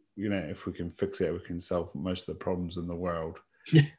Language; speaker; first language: English; native; English